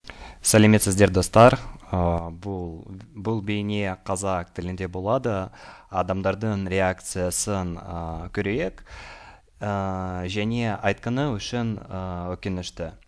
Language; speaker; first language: Kazakh; non-native, learner; Russian